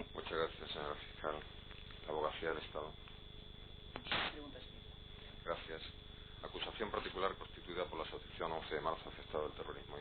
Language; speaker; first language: Spanish; native; Spanish